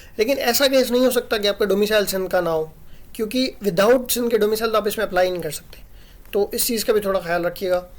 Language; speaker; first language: Urdu; non-native, local second language; Sindhi